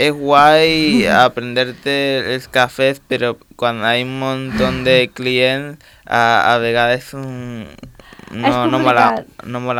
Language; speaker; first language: Catalan; non-native, local second language; Spanish